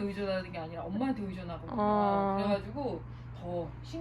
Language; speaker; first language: Korean; native; Korean